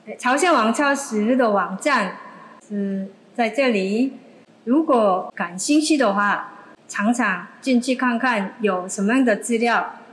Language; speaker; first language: Chinese; non-native, fluent; Korean